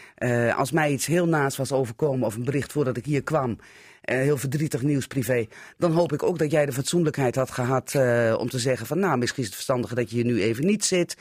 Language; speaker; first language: Dutch; native; Dutch